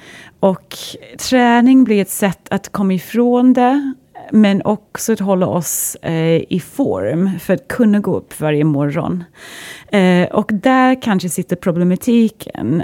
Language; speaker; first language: Swedish; non-native, fluent; English